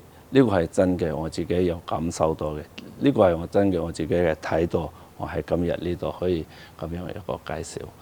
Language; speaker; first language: Cantonese; non-native, fluent; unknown